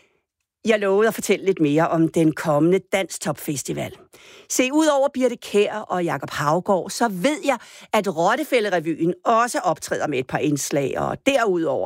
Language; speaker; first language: Danish; native; Danish